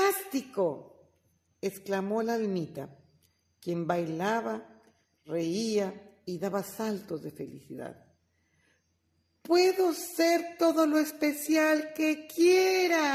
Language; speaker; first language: Spanish; native; Spanish